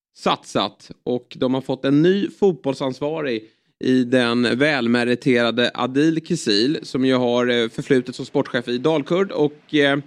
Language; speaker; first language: Swedish; native; Swedish